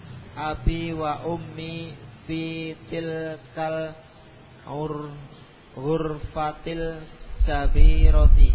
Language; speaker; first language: Arabic; non-native, learner; Indonesian